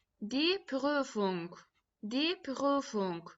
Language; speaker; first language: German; non-native, fluent; Turkish